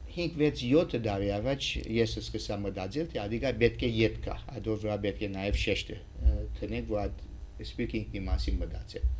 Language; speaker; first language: Armenian; early bilingual, heritage; Armenian